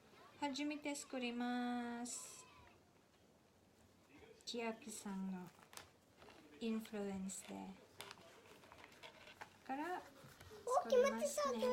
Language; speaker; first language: Japanese; non-native, learner; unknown